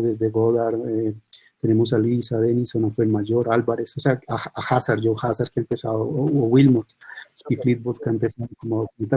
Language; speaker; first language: Spanish; native; Spanish